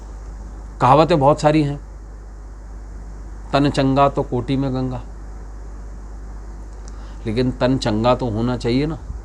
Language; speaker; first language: Hindi; native; Hindi